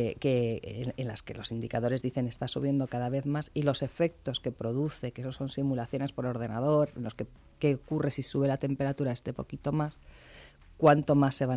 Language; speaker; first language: Spanish; native; Spanish